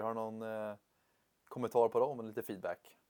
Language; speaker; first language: Swedish; native; Swedish